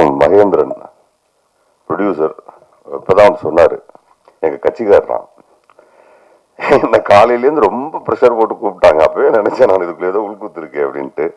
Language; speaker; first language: Tamil; native; Tamil